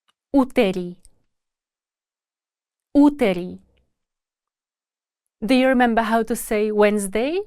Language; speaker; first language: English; non-native, fluent; Czech